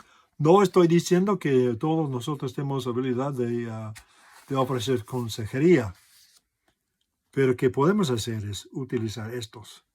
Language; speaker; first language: Spanish; non-native, fluent; English